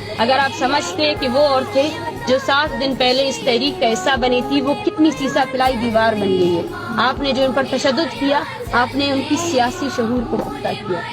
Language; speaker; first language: Urdu; non-native, local second language; Baluchi